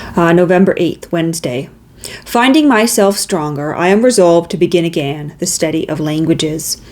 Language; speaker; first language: English; native; English